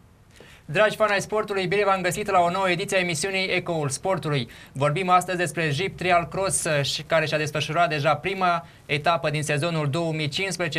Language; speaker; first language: Romanian; native; Romanian